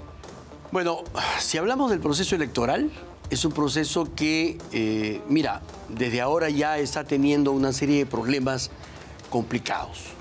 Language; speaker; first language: Spanish; native; Spanish